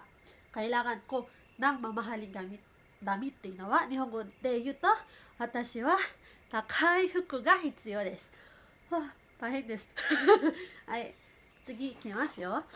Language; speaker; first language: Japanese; non-native, fluent; Filipino